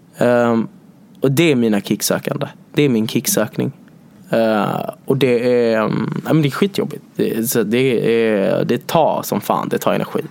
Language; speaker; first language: Swedish; native; Swedish